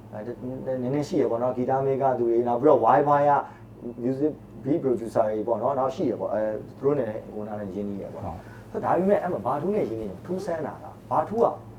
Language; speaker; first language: Burmese; native; Burmese